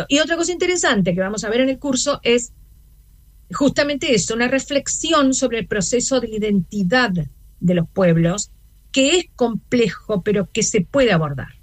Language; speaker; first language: Spanish; native; Spanish